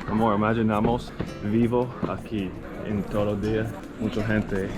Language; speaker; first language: Spanish; non-native, learner; English